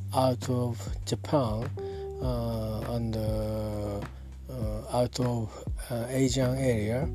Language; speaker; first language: English; non-native, learner; Japanese